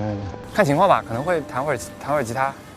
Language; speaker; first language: Chinese; native; Chinese